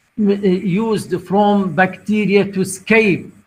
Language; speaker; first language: English; non-native, fluent; Arabic